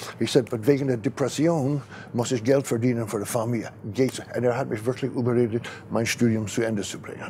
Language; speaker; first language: German; non-native, fluent; English